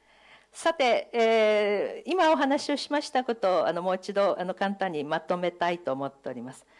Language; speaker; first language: Japanese; native; Japanese